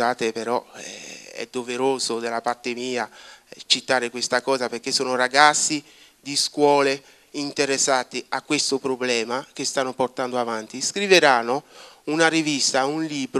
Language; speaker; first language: Italian; non-native, fluent; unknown